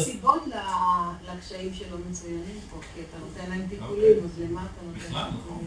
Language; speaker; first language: Hebrew; non-native, learner; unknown